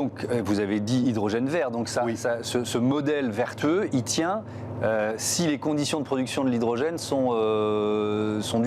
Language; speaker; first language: French; native; French